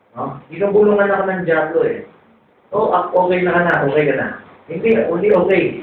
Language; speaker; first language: Filipino; native; Filipino